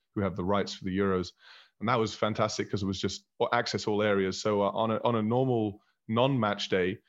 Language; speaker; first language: English; early bilingual, heritage; German